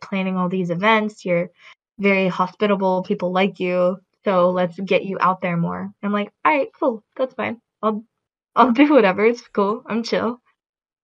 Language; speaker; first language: English; native; English